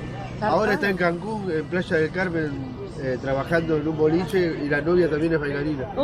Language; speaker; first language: Spanish; native; Spanish